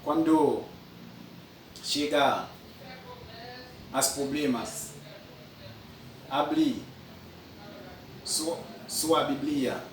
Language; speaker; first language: Portuguese; non-native, fluent; French